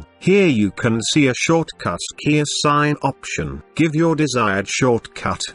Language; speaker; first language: English; non-native, fluent; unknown